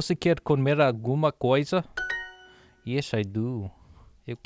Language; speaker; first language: Portuguese; non-native, learner; English